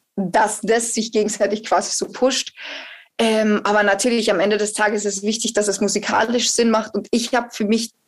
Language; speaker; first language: German; native; German